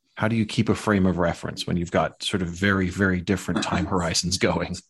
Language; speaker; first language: English; native; English